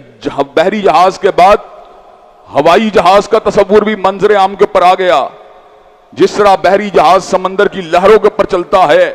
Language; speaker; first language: Urdu; native; Urdu